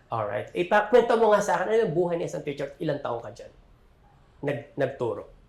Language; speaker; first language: Filipino; native; Filipino